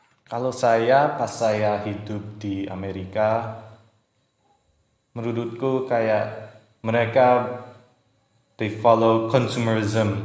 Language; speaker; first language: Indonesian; early bilingual, heritage; English